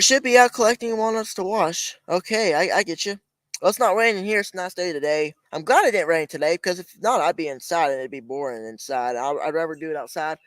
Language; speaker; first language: English; native; English